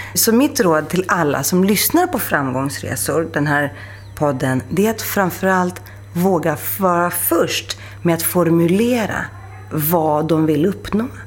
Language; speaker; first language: Swedish; early bilingual, other home language; Greek